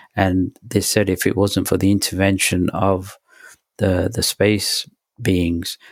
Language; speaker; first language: English; native; English